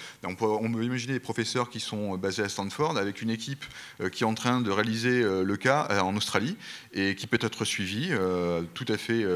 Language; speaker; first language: French; native; French